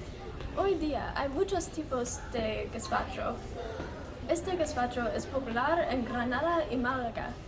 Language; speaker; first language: Spanish; non-native, learner; English